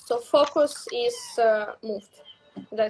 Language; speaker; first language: English; non-native, learner; Russian